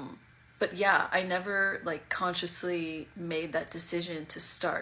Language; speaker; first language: English; native; English